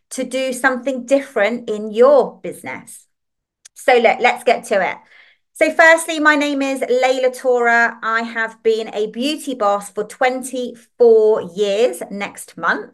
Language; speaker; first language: English; native; English